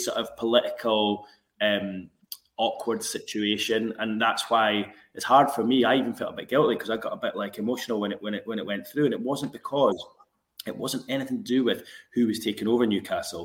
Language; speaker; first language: English; native; English